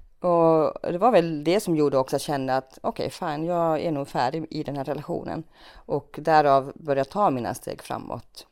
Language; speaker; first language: Swedish; early bilingual, other home language; Finnish